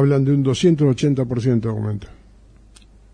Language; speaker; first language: Spanish; native; Spanish